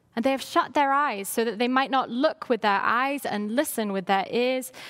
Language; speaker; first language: English; native; English